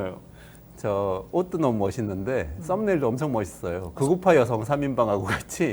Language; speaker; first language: Korean; native; Korean